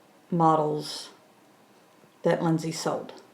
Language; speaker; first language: English; native; English